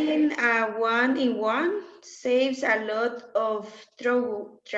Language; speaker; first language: English; non-native, learner; Spanish